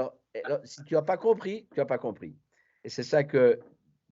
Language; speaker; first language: French; non-native, fluent; Italian